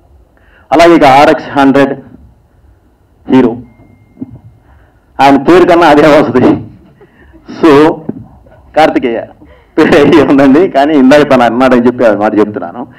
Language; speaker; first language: Telugu; native; Telugu